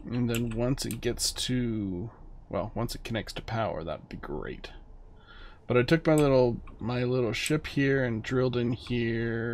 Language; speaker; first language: English; native; English